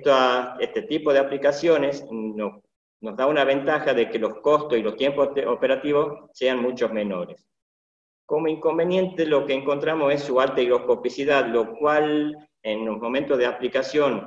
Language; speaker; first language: Spanish; native; Spanish